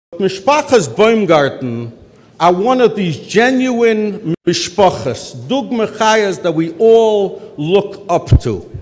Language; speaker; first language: English; native; English